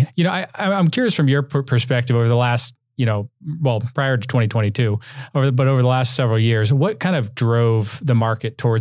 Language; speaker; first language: English; native; English